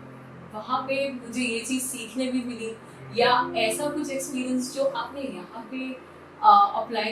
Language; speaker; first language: Hindi; native; Hindi